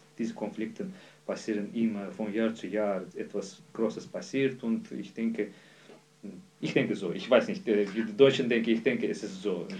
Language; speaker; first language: German; non-native, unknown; Azerbaijani